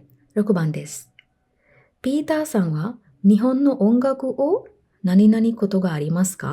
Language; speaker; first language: Japanese; non-native, fluent; Sinhala